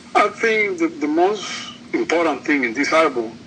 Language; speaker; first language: English; non-native, learner; Spanish